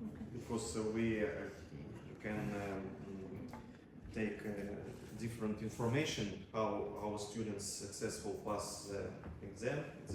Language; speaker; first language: English; non-native, learner; Russian